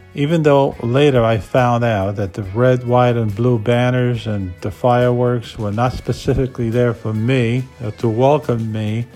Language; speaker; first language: English; non-native, fluent; Polish